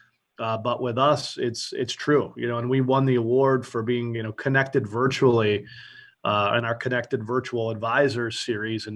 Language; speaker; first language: English; native; English